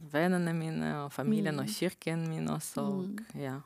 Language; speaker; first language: Norwegian; non-native, learner; Romanian